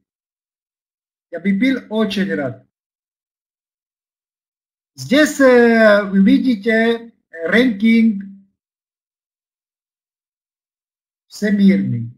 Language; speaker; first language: Russian; non-native, learner; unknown